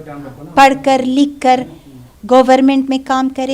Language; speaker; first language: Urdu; non-native, fluent; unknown